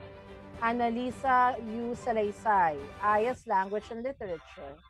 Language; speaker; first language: English; non-native, local second language; Filipino